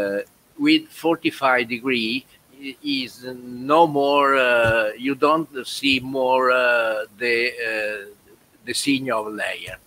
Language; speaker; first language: English; non-native, learner; Italian